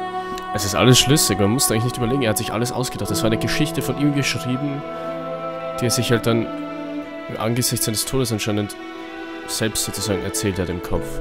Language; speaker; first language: German; native; German